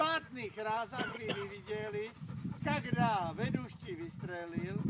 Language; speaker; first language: Russian; non-native, learner; Czech